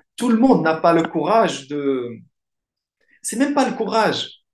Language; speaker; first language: French; non-native, local second language; Arabic